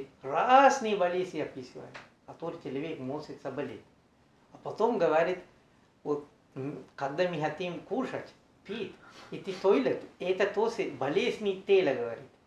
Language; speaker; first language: Russian; non-native, learner; Sinhala